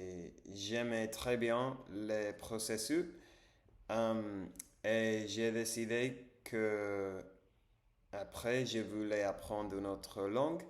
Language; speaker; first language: French; non-native, learner; English